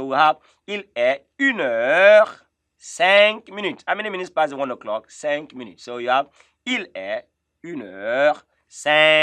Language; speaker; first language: French; non-native, fluent; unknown